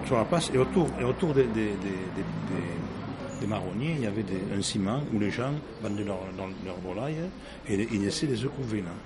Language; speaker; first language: French; native; French